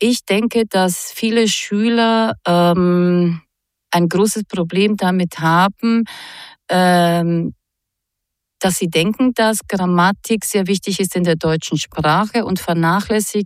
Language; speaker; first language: German; non-native, fluent; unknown